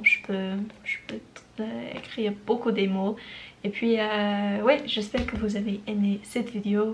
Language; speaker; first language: French; non-native, learner; English